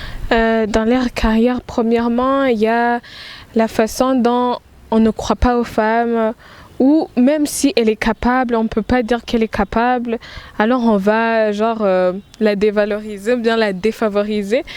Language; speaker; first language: French; non-native, local second language; Rundi